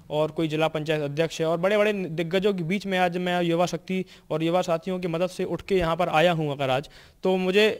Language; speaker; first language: Hindi; native; Hindi